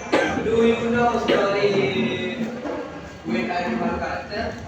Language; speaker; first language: English; non-native, learner; Indonesian